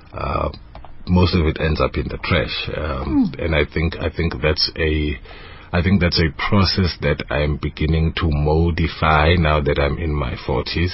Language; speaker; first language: English; non-native, local second language; Zulu